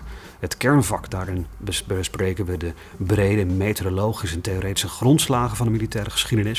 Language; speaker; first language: Dutch; native; Dutch